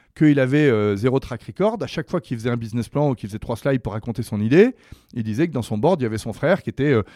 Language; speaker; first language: French; native; French